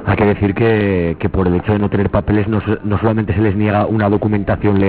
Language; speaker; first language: Spanish; native; Spanish